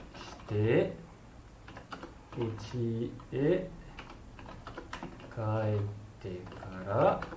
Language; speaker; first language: Japanese; non-native, learner; Malay